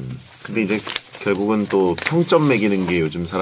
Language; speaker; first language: Korean; native; Korean